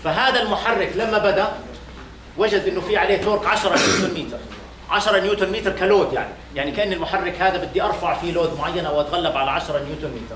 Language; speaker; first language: Arabic; native; Arabic